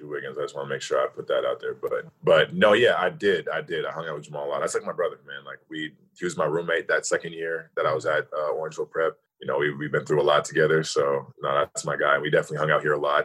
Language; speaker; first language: English; native; English